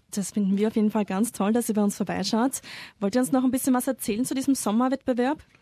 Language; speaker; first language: German; native; German